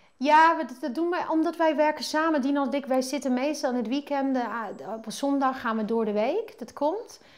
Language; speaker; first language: Dutch; non-native, fluent; English